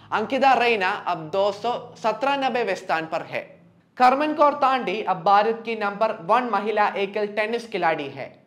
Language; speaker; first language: Hindi; non-native, local second language; Malayalam